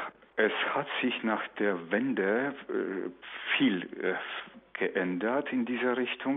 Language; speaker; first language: German; non-native, fluent; Polish